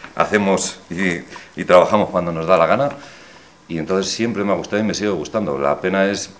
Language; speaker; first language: Spanish; native; Spanish